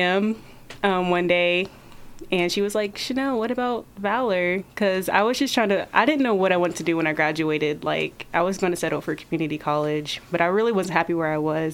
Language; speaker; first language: English; native; English